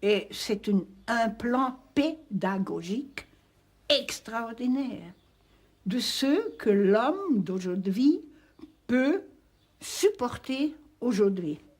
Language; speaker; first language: French; non-native, fluent; Hungarian